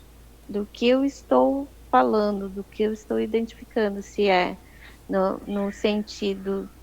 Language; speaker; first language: Portuguese; native; Portuguese